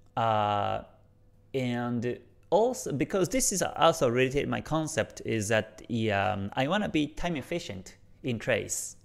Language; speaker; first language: English; non-native, fluent; Japanese